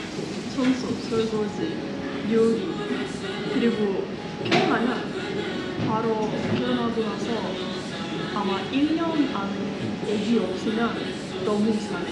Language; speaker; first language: Korean; non-native, learner; Uzbek